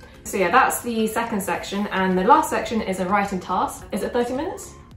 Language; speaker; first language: English; early bilingual, other home language; Korean